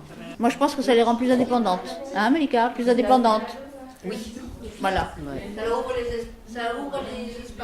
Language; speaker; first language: French; native; French